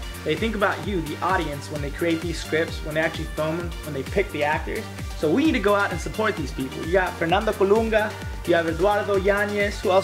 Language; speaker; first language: English; early bilingual, other home language; Spanish